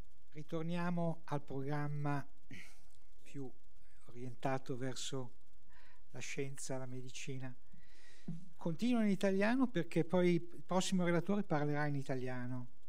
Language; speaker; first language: Italian; native; Italian